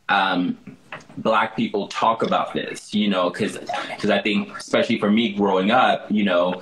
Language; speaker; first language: English; early bilingual, other home language; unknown